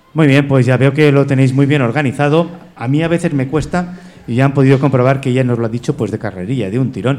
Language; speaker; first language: Spanish; native; Spanish